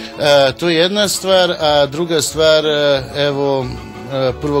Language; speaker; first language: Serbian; non-native, local second language; Hungarian